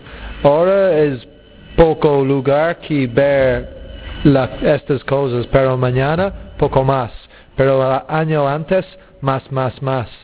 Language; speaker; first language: Spanish; non-native, learner; English